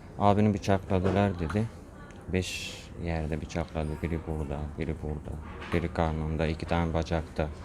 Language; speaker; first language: Turkish; non-native, fluent; Arabic